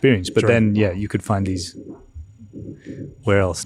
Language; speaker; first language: English; native; English